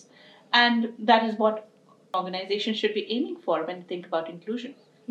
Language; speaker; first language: English; non-native, local second language; Hindi